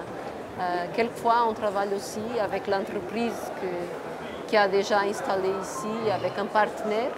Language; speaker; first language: French; non-native, fluent; Portuguese